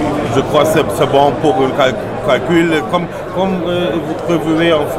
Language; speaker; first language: French; non-native, learner; German